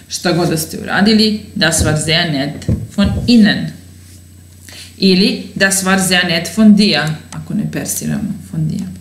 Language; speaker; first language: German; non-native, fluent; Serbian